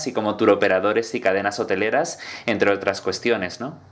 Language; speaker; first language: Spanish; native; Spanish